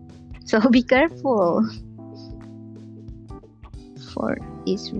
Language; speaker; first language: English; non-native, learner; Indonesian